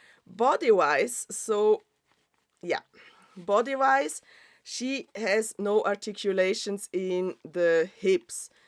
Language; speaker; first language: English; non-native, fluent; German